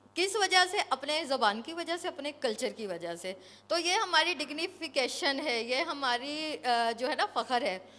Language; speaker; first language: Urdu; non-native, local second language; Saraiki